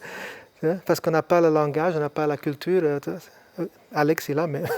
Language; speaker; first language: French; non-native, local second language; Dutch